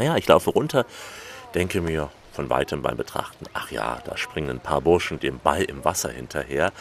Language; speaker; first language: German; native; German